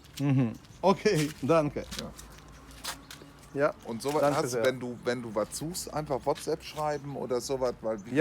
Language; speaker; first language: German; non-native, learner; Ukrainian